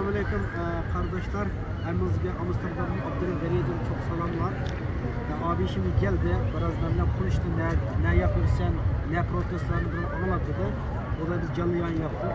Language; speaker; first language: Turkish; non-native, learner; Uyghur